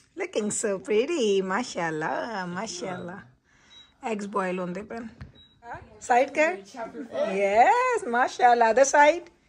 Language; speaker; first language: Urdu; native; Urdu